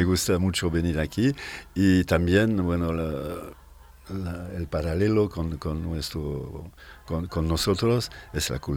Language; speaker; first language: Spanish; non-native, fluent; French